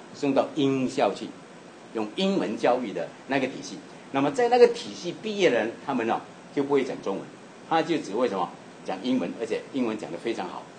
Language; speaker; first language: Chinese; native; Chinese